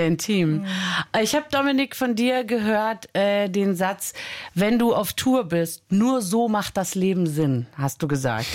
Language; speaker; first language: German; native; German